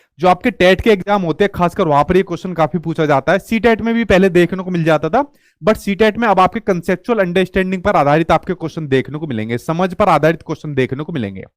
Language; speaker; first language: Hindi; native; Hindi